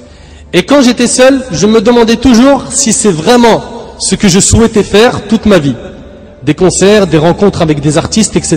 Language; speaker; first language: French; native; French